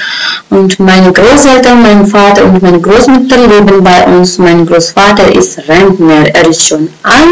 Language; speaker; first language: German; non-native, fluent; Uzbek